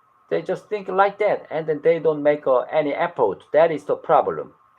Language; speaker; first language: English; non-native, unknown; Korean